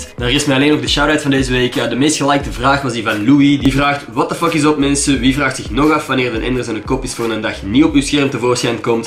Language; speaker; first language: Dutch; native; Dutch